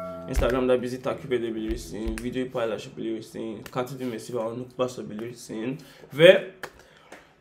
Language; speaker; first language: Turkish; non-native, fluent; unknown